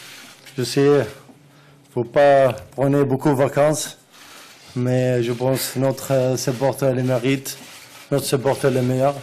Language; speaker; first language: French; non-native, learner; Arabic